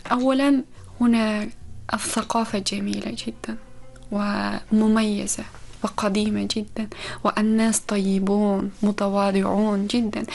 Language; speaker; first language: Arabic; non-native, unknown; Uzbek